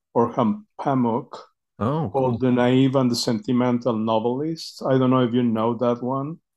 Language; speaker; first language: English; non-native, fluent; Spanish